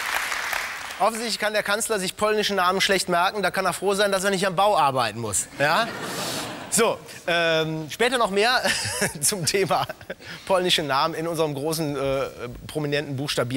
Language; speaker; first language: German; native; German